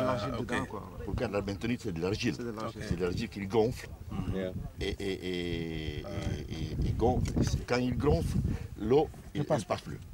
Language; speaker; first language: French; non-native, fluent; Italian